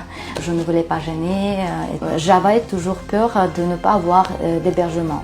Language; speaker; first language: French; non-native, fluent; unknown